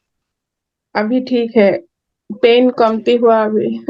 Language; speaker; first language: Hindi; non-native, local second language; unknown